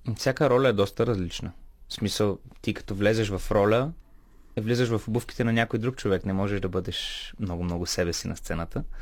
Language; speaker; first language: Bulgarian; native; Bulgarian